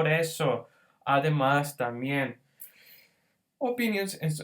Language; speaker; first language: Spanish; non-native, fluent; English